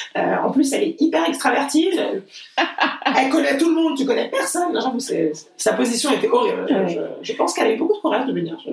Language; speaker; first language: French; early bilingual, other home language; Portuguese